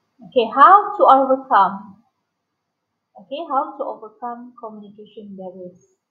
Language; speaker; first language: English; non-native, local second language; Malay